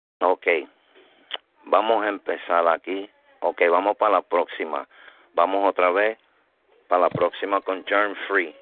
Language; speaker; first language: Spanish; early bilingual, heritage; Spanish